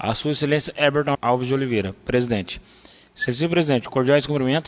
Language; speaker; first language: Portuguese; native; Portuguese